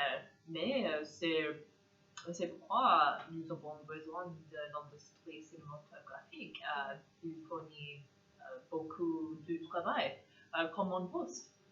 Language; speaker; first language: French; non-native, learner; English